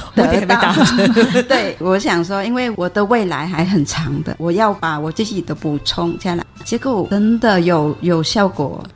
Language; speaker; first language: Chinese; non-native, fluent; Vietnamese